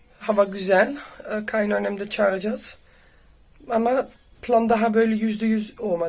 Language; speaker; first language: Turkish; early bilingual, heritage; Turkish